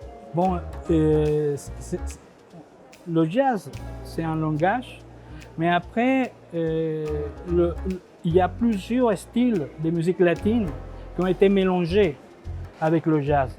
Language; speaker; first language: French; non-native, fluent; Spanish